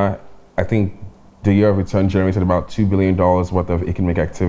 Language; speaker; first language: English; non-native, local second language; Igbo